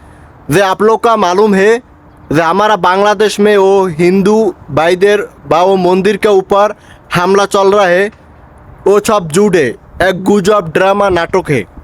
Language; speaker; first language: Hindi; non-native, learner; Bangla